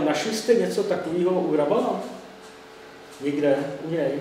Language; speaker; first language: Czech; native; Czech